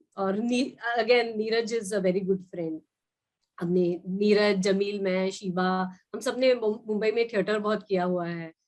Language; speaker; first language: Hindi; non-native, local second language; Marathi